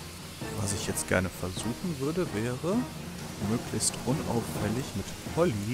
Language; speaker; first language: German; native; German